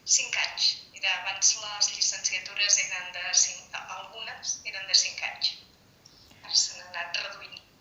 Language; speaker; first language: Catalan; non-native, local second language; Spanish